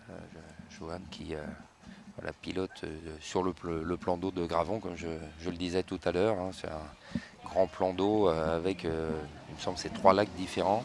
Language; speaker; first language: French; native; French